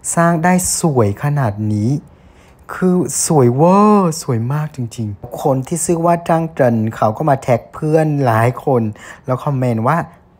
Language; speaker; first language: Thai; non-native, fluent; Vietnamese